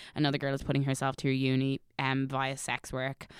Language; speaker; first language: English; native; English